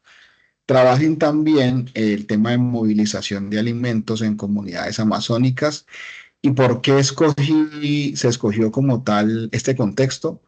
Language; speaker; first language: Spanish; native; Spanish